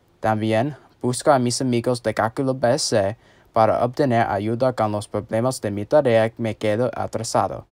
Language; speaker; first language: Spanish; non-native, learner; English